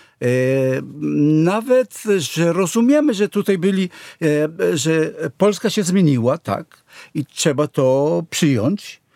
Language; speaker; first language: Polish; non-native, fluent; Hebrew